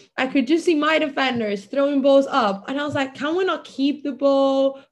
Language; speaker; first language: English; non-native, fluent; Catalan